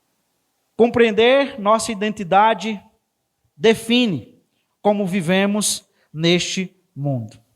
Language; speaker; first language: Portuguese; native; Portuguese